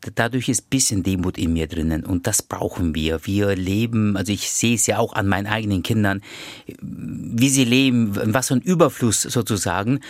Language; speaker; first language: German; early bilingual, other home language; Turkish